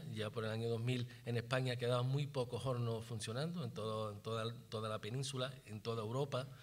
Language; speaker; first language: Spanish; native; Spanish